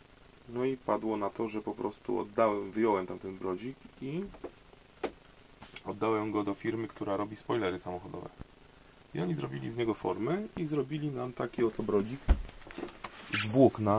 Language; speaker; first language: Polish; native; Polish